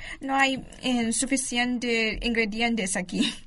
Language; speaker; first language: Spanish; non-native, learner; Chinese